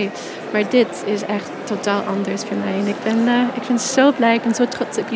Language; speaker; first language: Dutch; non-native, fluent; English